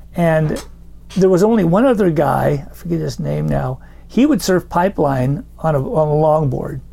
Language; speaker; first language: English; native; English